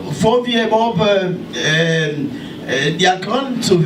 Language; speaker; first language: German; non-native, learner; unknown